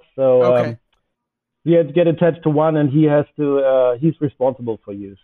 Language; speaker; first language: English; non-native, fluent; German